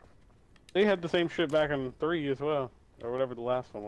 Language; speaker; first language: English; native; English